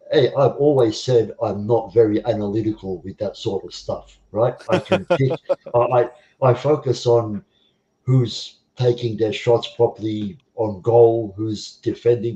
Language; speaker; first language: English; native; English